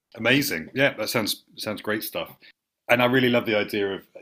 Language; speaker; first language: English; native; English